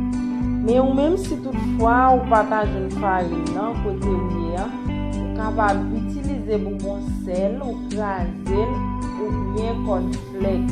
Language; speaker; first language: French; non-native, learner; Haitian Creole